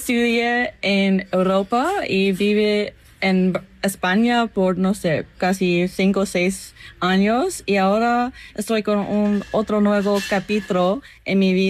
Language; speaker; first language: Spanish; non-native, fluent; English